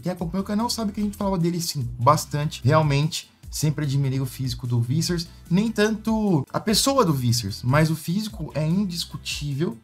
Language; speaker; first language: Portuguese; native; Portuguese